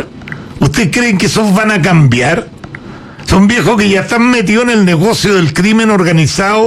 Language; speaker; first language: Spanish; native; Spanish